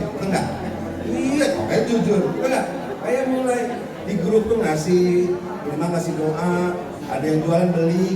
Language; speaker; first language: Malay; non-native, local second language; Sundanese